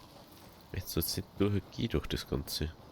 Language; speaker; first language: German; native; German